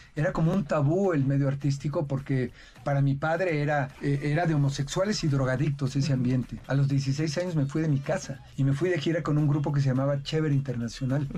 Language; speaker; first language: Spanish; native; Spanish